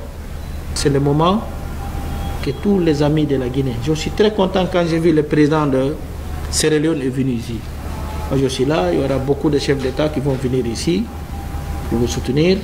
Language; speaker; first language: French; non-native, fluent; Upper Guinea Crioulo